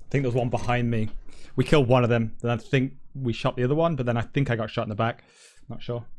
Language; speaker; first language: English; native; English